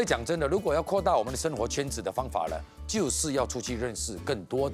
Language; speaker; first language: Chinese; native; Chinese